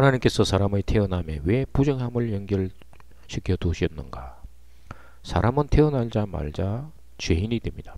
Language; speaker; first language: Korean; native; Korean